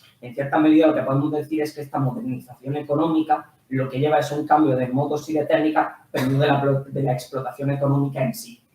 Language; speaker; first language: Spanish; native; Spanish